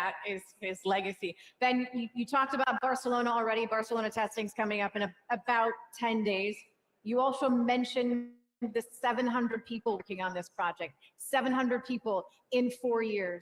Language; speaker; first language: English; native; English